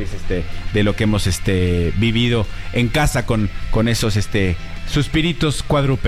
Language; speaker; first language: Spanish; native; Spanish